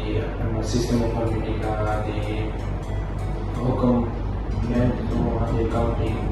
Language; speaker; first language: Indonesian; non-native, learner; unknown